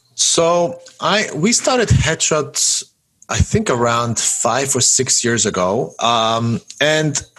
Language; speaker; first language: English; early bilingual, other home language; Polish